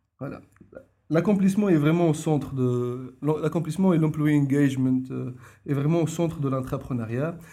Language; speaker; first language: French; non-native, local second language; Arabic